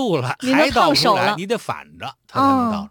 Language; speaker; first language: Chinese; native; Chinese